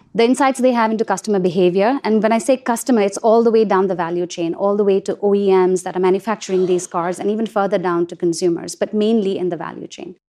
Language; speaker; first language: English; non-native, local second language; Hindi